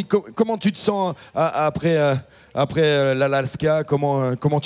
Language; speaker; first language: French; native; French